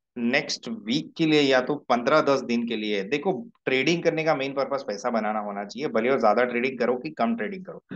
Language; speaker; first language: Hindi; native; Hindi